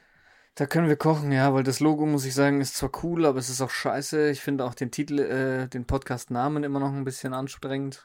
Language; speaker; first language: German; native; German